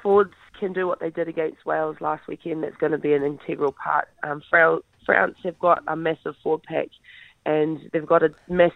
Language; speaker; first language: English; native; English